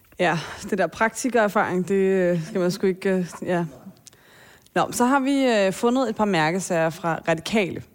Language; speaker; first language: Danish; native; Danish